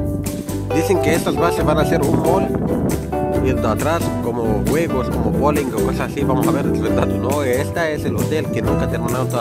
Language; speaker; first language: Spanish; non-native, fluent; Arabic